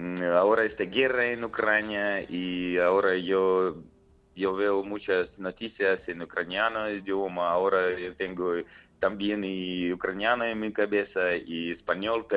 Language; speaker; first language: Spanish; non-native, learner; Belarusian